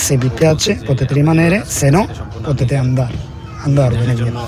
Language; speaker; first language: Italian; non-native, learner; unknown